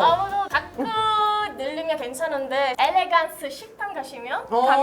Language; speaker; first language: Korean; early bilingual, other home language; Italian